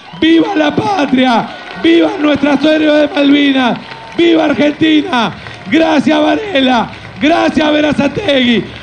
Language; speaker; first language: Spanish; native; Spanish